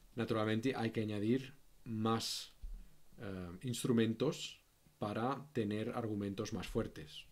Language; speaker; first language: Spanish; native; Spanish